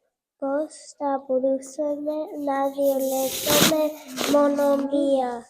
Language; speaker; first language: Greek; early bilingual, heritage; Greek